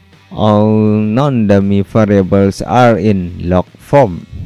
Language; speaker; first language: English; non-native, fluent; Indonesian